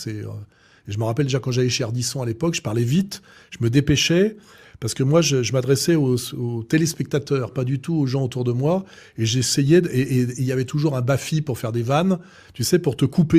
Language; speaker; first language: French; native; French